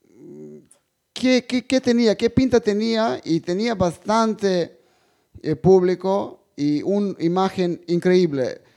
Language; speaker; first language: Spanish; non-native, fluent; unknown